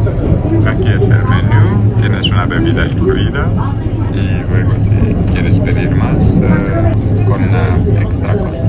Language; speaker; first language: Spanish; non-native, fluent; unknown